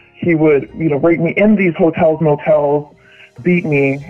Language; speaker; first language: English; native; English